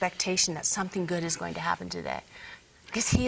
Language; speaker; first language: English; native; English